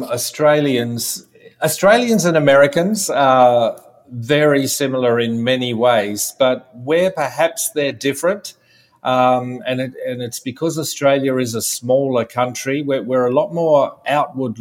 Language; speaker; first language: English; native; English